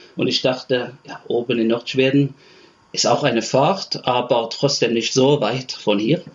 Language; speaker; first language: German; non-native, fluent; Norwegian